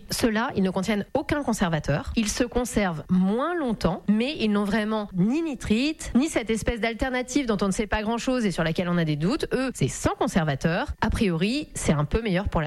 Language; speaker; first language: French; native; French